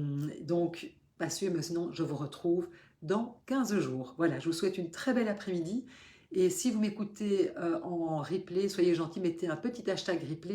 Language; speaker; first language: French; native; French